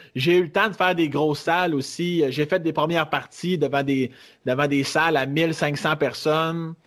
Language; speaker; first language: French; native; French